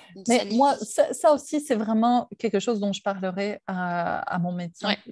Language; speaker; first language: French; native; French